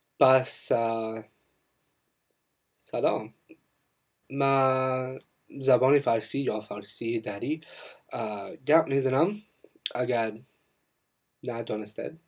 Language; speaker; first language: Persian; non-native, learner; English